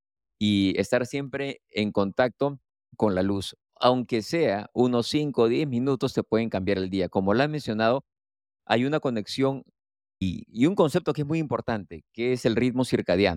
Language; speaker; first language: Spanish; native; Spanish